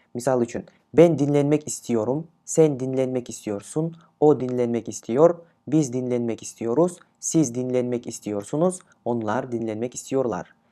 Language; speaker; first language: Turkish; non-native, fluent; Kyrgyz